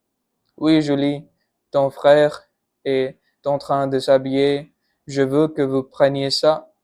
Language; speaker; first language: French; non-native, learner; Punjabi